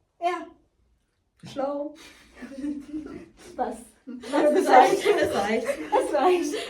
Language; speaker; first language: German; non-native, learner; Malayalam